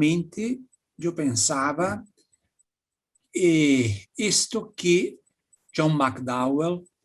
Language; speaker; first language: Spanish; non-native, fluent; Portuguese